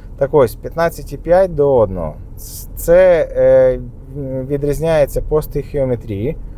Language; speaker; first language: Ukrainian; non-native, local second language; Russian